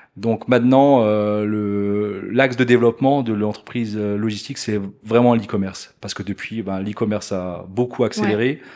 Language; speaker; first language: French; native; French